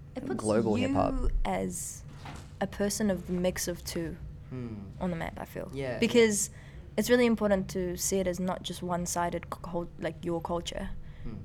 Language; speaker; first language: English; early bilingual, other home language; Persian